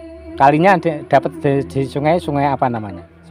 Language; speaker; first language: Indonesian; non-native, local second language; Javanese